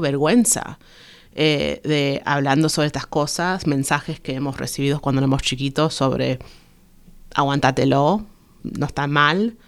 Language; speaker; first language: Spanish; early bilingual, heritage; Spanish